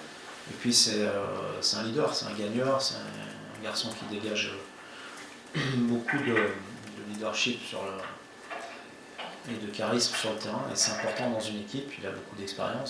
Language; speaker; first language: French; native; French